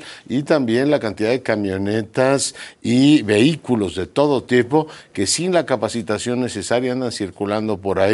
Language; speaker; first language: Spanish; native; Spanish